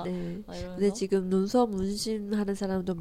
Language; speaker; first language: Korean; non-native, learner; Chinese